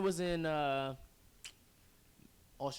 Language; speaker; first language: English; native; English